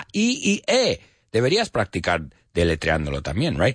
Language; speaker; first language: Spanish; non-native, fluent; English